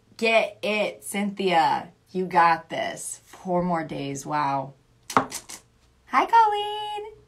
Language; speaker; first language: English; native; English